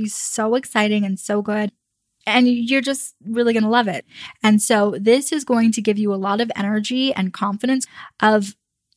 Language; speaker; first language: English; native; English